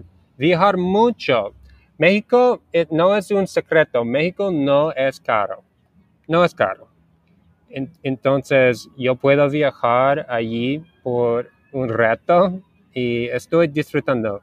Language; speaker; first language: Spanish; non-native, learner; English